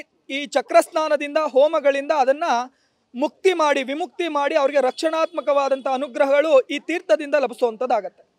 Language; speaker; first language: Kannada; native; Kannada